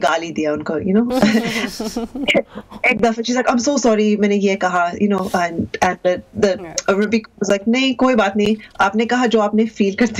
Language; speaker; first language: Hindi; early bilingual, heritage; Hindi